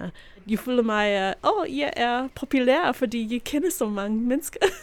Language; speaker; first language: Danish; non-native, fluent; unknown